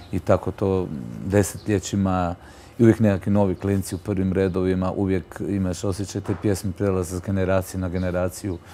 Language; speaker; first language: Croatian; native; Croatian